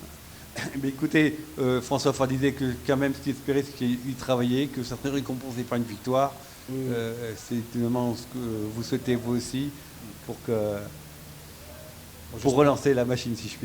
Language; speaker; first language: French; native; French